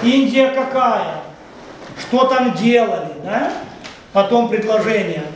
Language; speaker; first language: Russian; native; Russian